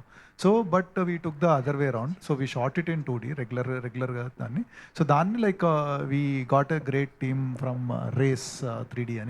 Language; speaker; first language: Telugu; native; Telugu